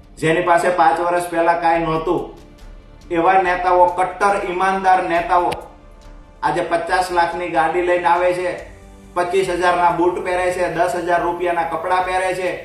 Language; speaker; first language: Gujarati; native; Gujarati